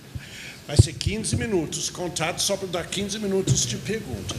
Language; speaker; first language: Portuguese; non-native, fluent; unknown